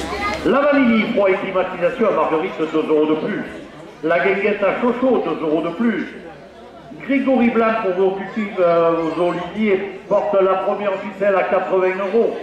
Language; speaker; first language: French; native; French